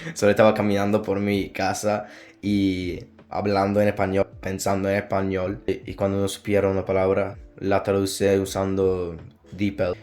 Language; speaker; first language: Spanish; non-native, learner; Azerbaijani